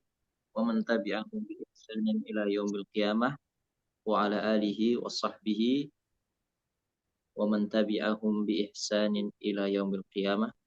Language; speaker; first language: Arabic; non-native, fluent; Indonesian